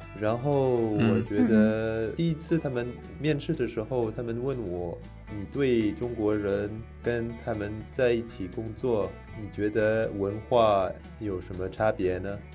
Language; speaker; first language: Chinese; non-native, fluent; French